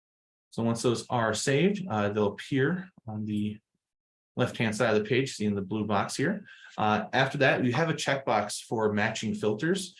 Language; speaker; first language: English; native; English